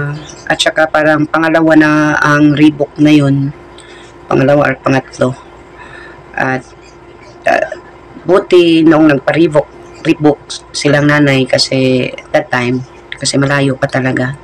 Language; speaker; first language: Filipino; native; Filipino